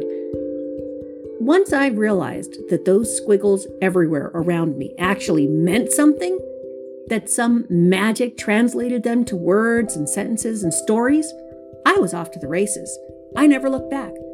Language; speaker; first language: English; native; English